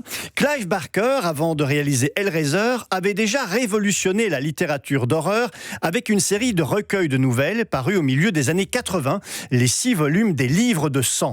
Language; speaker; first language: French; native; French